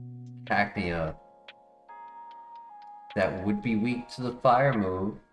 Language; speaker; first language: English; native; English